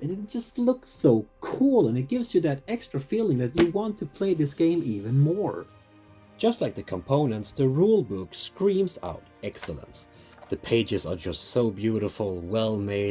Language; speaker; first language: English; non-native, fluent; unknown